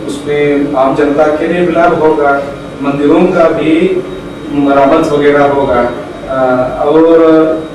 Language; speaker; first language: Hindi; non-native, local second language; Telugu